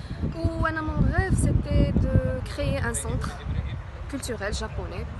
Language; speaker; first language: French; non-native, local second language; Arabic